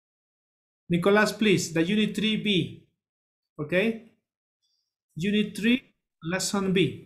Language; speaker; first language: English; non-native, learner; Spanish